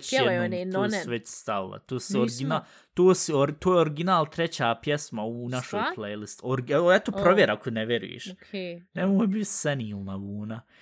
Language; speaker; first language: Bosnian; early bilingual, heritage; Bosnian